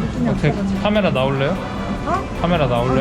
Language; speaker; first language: Korean; native; Korean